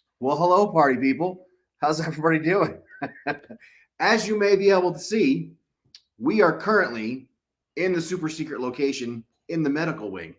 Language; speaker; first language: English; native; English